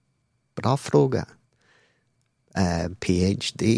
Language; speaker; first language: Swedish; non-native, fluent; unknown